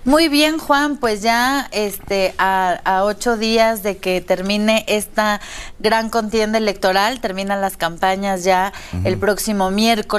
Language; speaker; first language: Spanish; native; Spanish